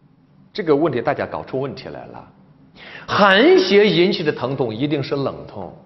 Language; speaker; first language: Chinese; native; Chinese